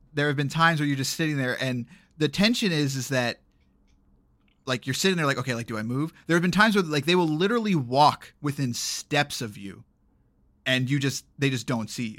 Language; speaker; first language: English; native; English